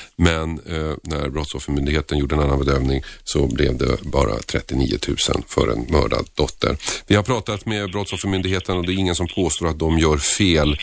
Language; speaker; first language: Swedish; early bilingual, other home language; Finnish